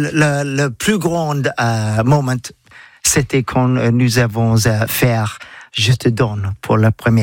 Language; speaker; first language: French; non-native, learner; English